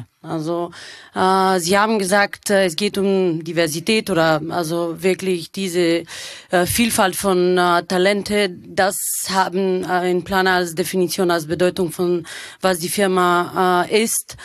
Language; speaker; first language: German; non-native, fluent; Bulgarian